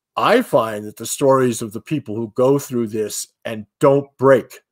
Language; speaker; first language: English; native; English